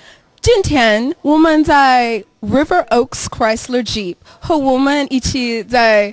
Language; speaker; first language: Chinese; early bilingual, heritage; English